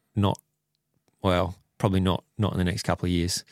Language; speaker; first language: English; native; English